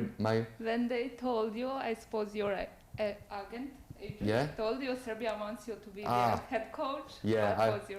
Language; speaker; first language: English; non-native, fluent; Serbian